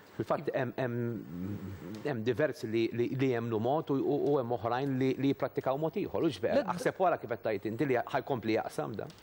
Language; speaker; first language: Maltese; native; Maltese